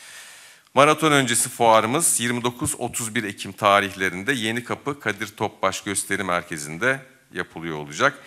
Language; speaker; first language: Turkish; native; Turkish